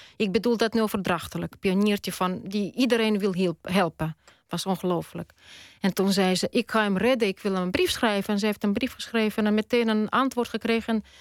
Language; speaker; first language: Dutch; non-native, fluent; Russian